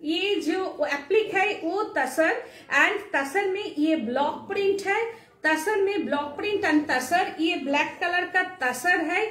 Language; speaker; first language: Hindi; non-native, local second language; Bangla